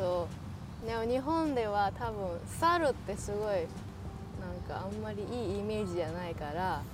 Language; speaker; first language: Japanese; non-native, learner; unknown